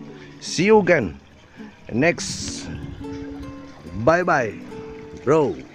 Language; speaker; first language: English; non-native, learner; Indonesian